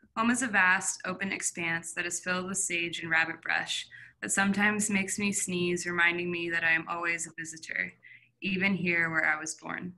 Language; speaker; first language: English; native; English